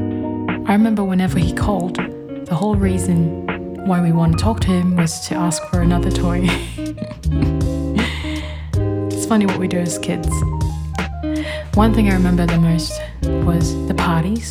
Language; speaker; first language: English; non-native, local second language; Filipino